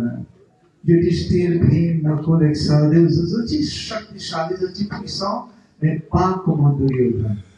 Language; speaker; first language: French; non-native, local second language; Morisyen